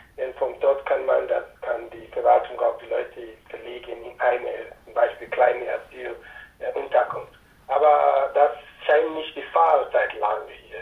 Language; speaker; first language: German; non-native, learner; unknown